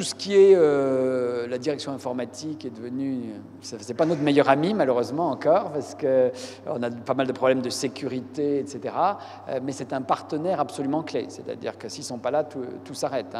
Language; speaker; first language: French; native; French